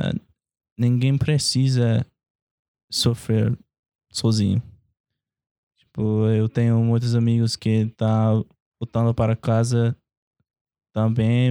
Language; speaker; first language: Portuguese; non-native, learner; English